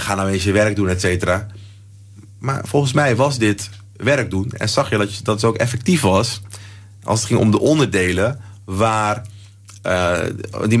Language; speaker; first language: Dutch; native; Dutch